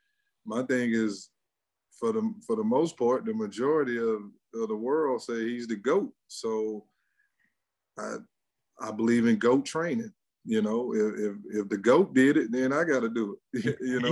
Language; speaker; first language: English; native; English